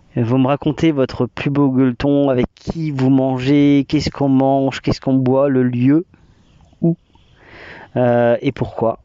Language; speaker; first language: French; native; French